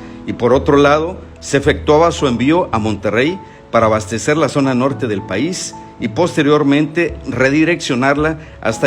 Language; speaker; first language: Spanish; native; Spanish